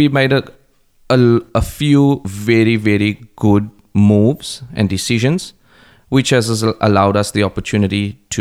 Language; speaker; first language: English; native; English